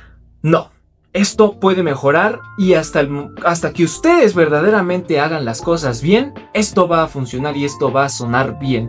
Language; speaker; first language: Spanish; native; Spanish